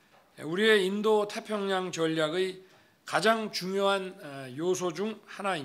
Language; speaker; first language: Korean; native; Korean